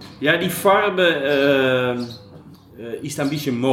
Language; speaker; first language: German; non-native, learner; Dutch